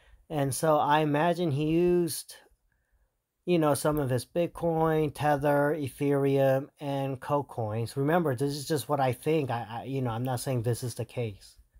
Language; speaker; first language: English; early bilingual, other home language; Korean